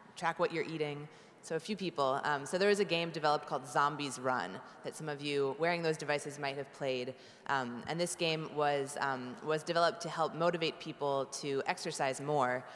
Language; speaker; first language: English; native; English